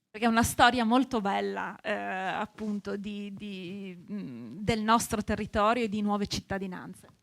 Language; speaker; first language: Italian; native; Italian